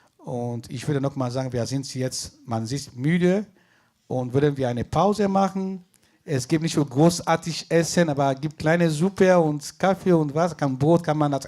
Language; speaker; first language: German; non-native, fluent; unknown